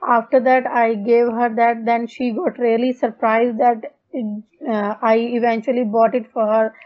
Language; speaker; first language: English; non-native, local second language; Punjabi